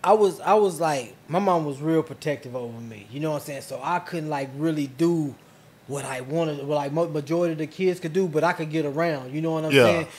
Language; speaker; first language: English; native; English